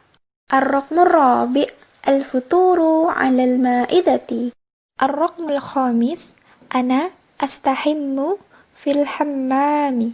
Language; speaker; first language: Arabic; non-native, learner; Indonesian